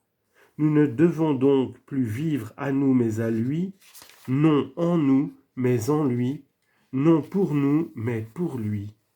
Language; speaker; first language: French; native; French